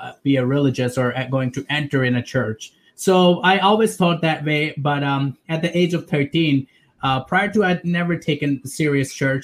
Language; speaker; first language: English; non-native, local second language; Urdu